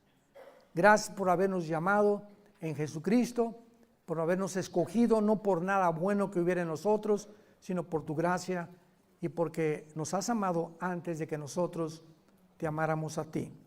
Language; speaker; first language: Spanish; native; Spanish